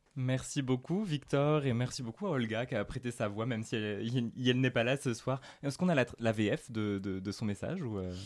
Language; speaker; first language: French; native; French